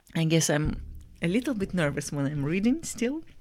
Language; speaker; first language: English; non-native, fluent; Russian